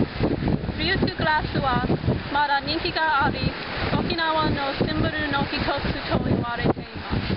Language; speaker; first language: Japanese; non-native, learner; English